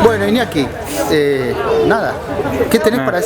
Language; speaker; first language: Spanish; native; Spanish